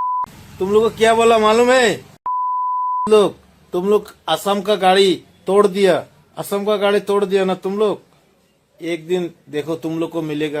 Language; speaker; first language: Hindi; non-native, local second language; Assamese